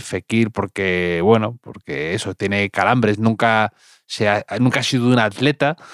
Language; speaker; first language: Spanish; native; Spanish